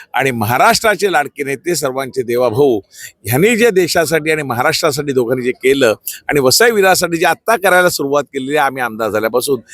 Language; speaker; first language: Marathi; native; Marathi